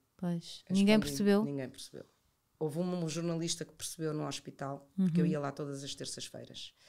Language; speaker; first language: Portuguese; native; Portuguese